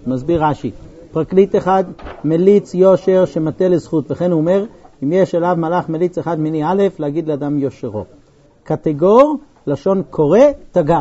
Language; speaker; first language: Hebrew; native; Hebrew